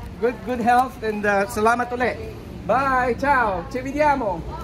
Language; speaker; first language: Italian; non-native, learner; Pangasinan